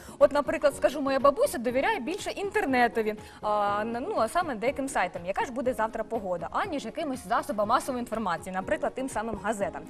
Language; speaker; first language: Ukrainian; native; Ukrainian